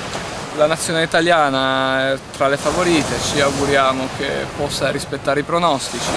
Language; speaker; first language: Italian; native; Italian